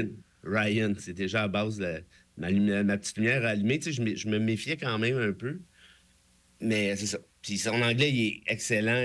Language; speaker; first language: French; native; French